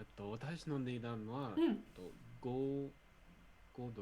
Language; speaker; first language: Japanese; non-native, learner; English